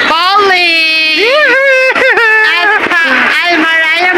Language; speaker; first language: English; non-native, local second language; Filipino